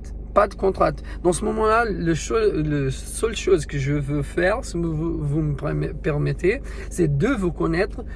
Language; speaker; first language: French; non-native, learner; Portuguese